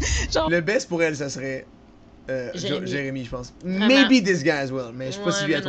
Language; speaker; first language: French; native; French